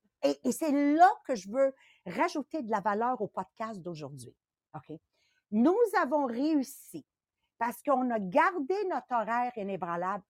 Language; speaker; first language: French; native; French